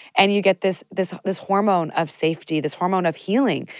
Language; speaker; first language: English; native; English